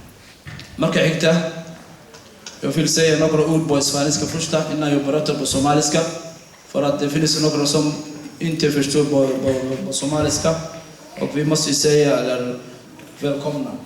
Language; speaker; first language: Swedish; non-native, fluent; Somali